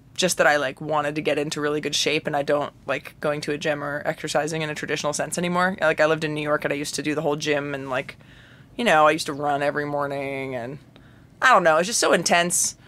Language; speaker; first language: English; native; English